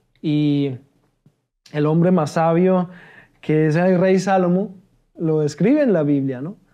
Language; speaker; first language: Spanish; non-native, fluent; German